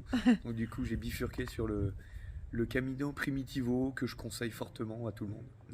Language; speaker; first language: French; native; French